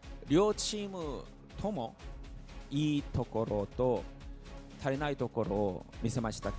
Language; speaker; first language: Japanese; non-native, learner; Korean